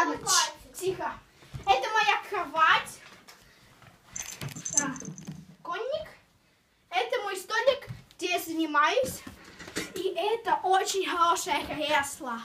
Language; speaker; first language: Russian; early bilingual, heritage; Russian